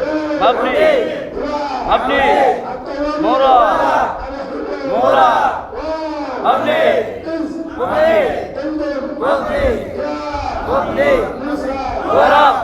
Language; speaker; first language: Arabic; non-native, learner; Bangla